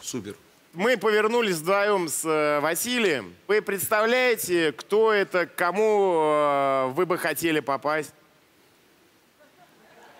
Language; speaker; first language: Russian; native; Russian